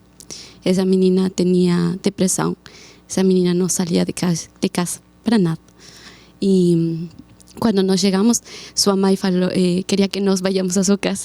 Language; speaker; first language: Portuguese; non-native, learner; Spanish